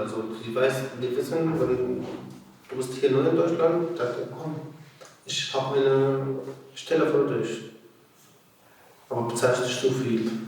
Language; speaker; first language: German; non-native, learner; Arabic